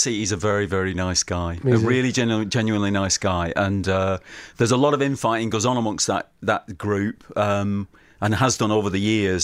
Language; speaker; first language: English; native; English